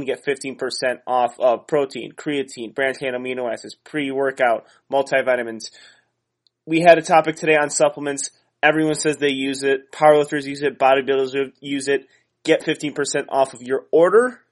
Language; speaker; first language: English; native; English